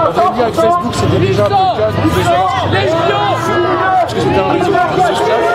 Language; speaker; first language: French; native; French